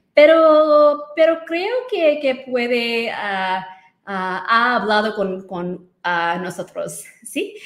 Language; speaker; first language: Spanish; non-native, learner; English